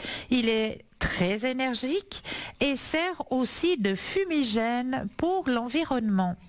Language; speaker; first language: French; native; French